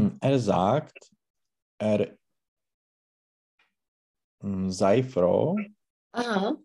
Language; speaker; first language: German; non-native, learner; Czech